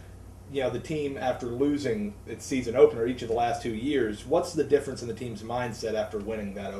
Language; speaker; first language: English; native; English